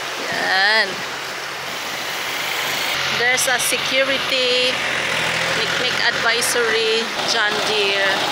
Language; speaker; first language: English; non-native, local second language; Filipino